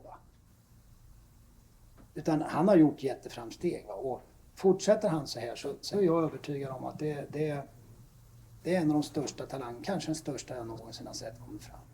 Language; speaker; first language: Swedish; native; Swedish